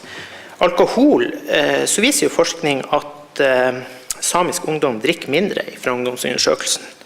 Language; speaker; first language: Norwegian; native; Norwegian